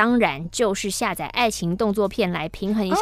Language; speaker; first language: Chinese; native; Chinese